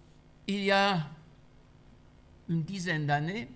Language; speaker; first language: French; non-native, fluent; German